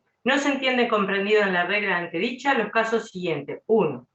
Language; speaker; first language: Spanish; native; Spanish